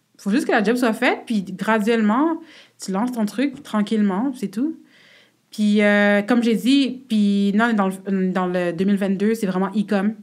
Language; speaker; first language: French; native; French